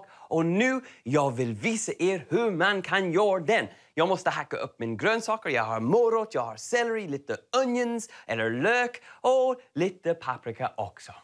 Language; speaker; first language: Swedish; non-native, learner; English